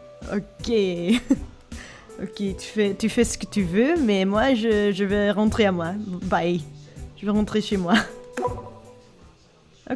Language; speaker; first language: French; non-native, learner; Dutch